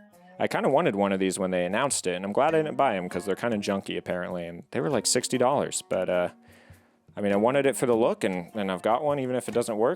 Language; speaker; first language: English; native; English